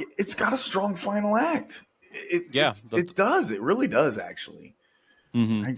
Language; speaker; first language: English; native; English